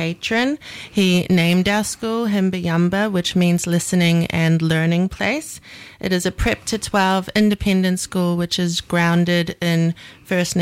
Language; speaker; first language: English; native; English